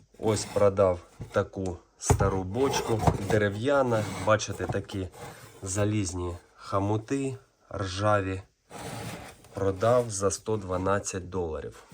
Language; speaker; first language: Ukrainian; non-native, local second language; Russian